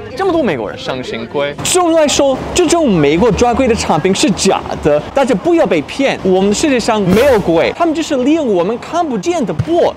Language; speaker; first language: Chinese; non-native, fluent; English